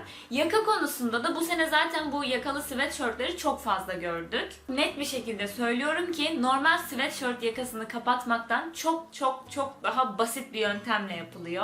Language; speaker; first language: Turkish; native; Turkish